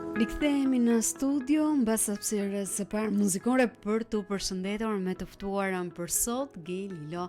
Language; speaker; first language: Albanian; native; Albanian